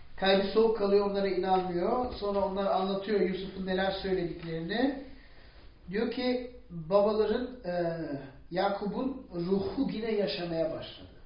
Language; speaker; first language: Turkish; non-native, fluent; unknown